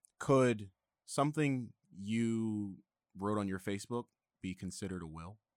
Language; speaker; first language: English; native; English